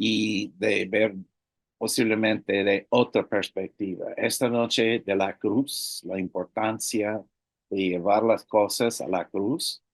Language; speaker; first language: Spanish; non-native, fluent; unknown